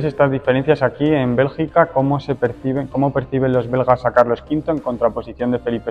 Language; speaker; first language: Spanish; native; Spanish